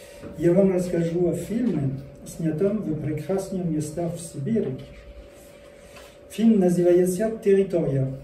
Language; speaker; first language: Russian; non-native, learner; French